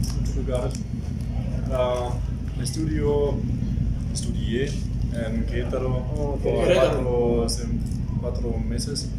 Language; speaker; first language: Spanish; non-native, learner; German